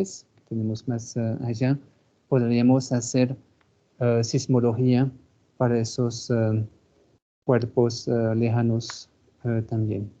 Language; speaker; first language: Spanish; non-native, fluent; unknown